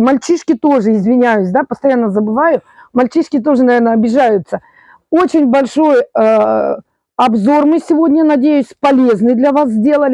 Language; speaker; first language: Russian; native; Russian